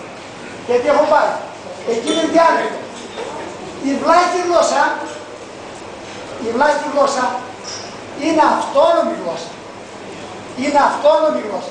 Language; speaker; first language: Greek; non-native, local second language; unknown